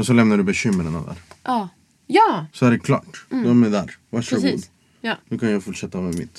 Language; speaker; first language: Swedish; non-native, fluent; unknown